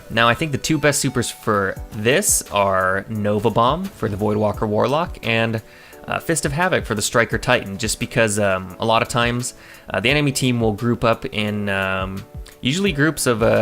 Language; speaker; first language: English; native; English